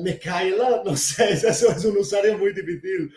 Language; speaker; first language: Spanish; non-native, fluent; English